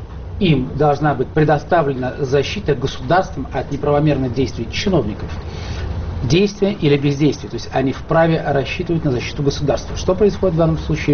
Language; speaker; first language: Russian; native; Russian